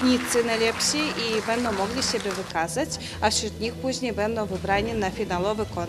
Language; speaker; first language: Polish; native; Polish